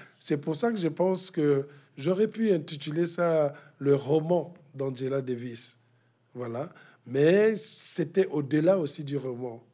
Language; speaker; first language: French; non-native, local second language; Kituba (Democratic Republic of Congo)